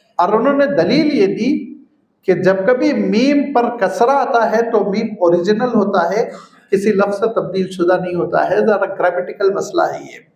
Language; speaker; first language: Urdu; native; Urdu